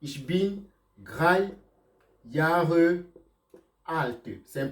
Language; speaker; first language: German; non-native, fluent; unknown